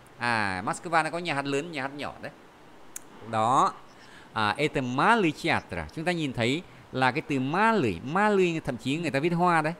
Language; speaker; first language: Vietnamese; native; Vietnamese